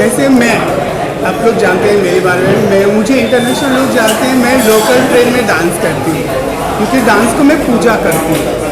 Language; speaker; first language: Hindi; non-native, local second language; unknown